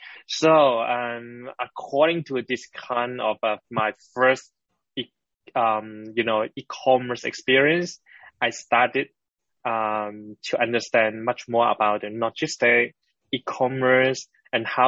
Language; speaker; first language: English; non-native, local second language; Cantonese